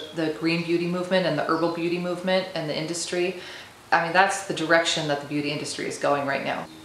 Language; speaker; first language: English; native; English